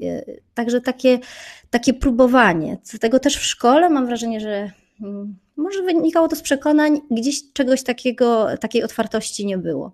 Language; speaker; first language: Polish; native; Polish